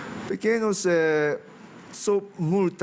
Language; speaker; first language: Portuguese; non-native, fluent; Japanese